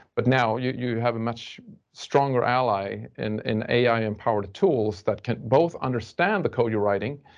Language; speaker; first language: English; non-native, fluent; Swedish